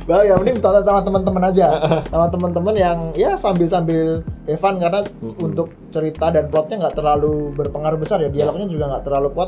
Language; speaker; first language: Indonesian; native; Indonesian